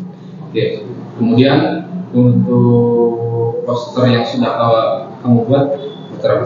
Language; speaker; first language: Indonesian; non-native, local second language; Javanese